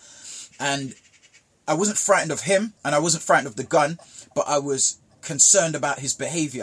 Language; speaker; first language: English; early bilingual, other home language; Jamaican Creole English